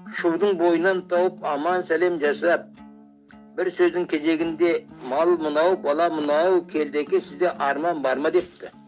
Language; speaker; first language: Kazakh; native; Kazakh